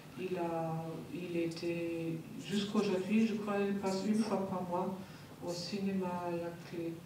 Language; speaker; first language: French; non-native, fluent; German